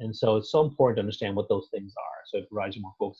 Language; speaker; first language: English; native; English